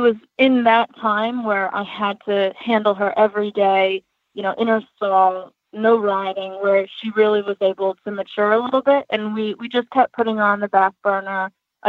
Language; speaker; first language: English; native; English